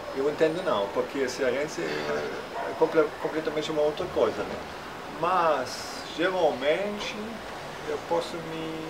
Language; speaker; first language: Portuguese; non-native, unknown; German